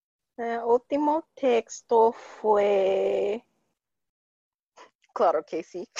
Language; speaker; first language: Spanish; non-native, learner; English